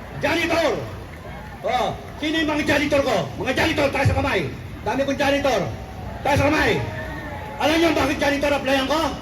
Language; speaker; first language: Filipino; non-native, local second language; Cebuano